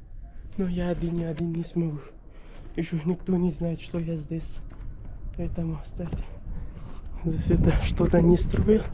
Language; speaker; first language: Russian; non-native, learner; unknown